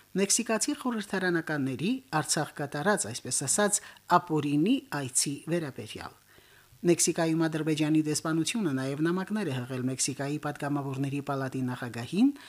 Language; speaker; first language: Armenian; native; Armenian